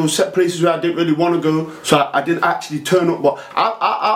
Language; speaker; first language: English; native; English